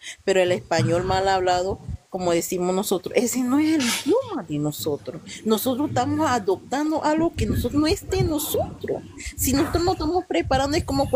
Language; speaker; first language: Spanish; non-native, local second language; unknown